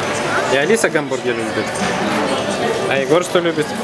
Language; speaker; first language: Russian; native; Russian